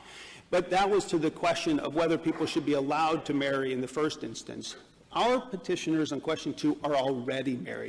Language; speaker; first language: English; native; English